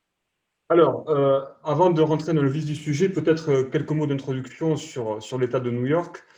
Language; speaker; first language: French; native; French